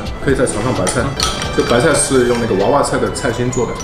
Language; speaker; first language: Chinese; native; Chinese